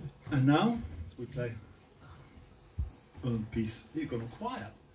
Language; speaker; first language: English; native; English